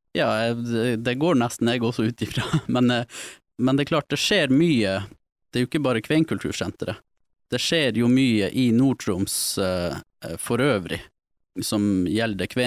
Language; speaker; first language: Norwegian; native; Norwegian